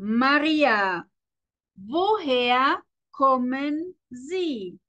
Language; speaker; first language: German; non-native, fluent; Spanish